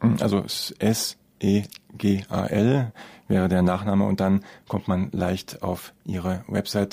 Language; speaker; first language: German; native; German